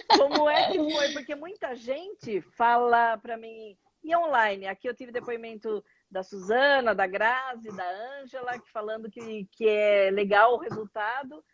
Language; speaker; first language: Portuguese; native; Portuguese